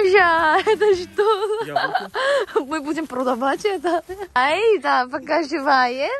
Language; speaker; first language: Russian; non-native, fluent; Korean